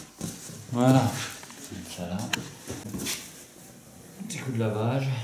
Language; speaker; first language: French; native; French